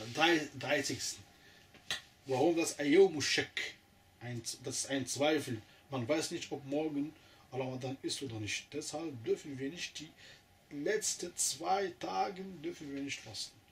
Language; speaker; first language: German; non-native, fluent; Arabic